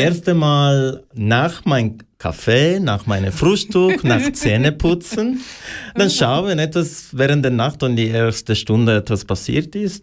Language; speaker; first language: German; non-native, learner; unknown